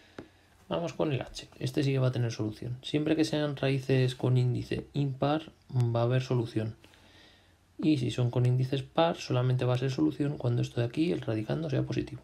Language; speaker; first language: Spanish; native; Spanish